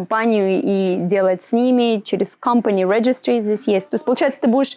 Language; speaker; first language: Russian; native; Russian